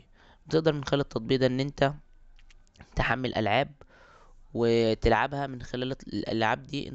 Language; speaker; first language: Arabic; native; Arabic